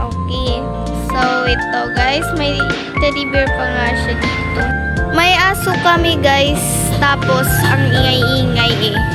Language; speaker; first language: Filipino; non-native, local second language; Cebuano